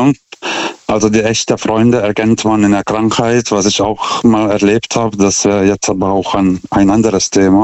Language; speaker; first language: German; non-native, fluent; Lithuanian